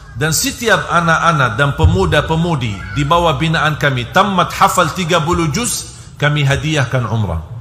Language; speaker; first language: Indonesian; non-native, fluent; Arabic